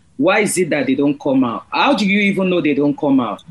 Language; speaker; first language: English; non-native, local second language; Yoruba